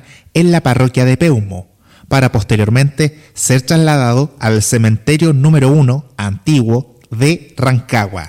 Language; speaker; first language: Spanish; native; Spanish